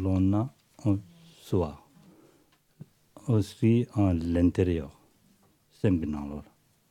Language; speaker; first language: French; non-native, learner; Tibetan